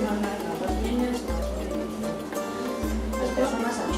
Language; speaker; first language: Spanish; non-native, learner; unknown